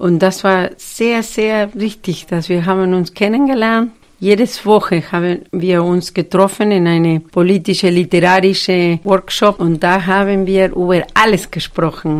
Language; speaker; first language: German; non-native, fluent; Spanish